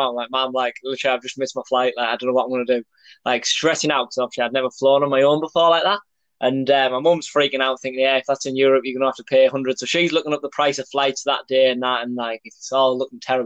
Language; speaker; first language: English; native; English